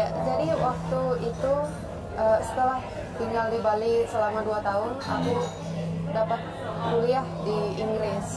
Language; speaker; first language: Indonesian; non-native, fluent; Finnish